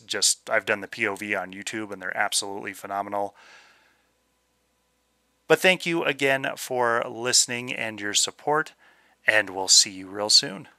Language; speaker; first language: English; native; English